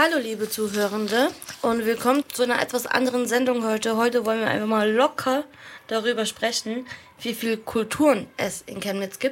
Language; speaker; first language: German; early bilingual, other home language; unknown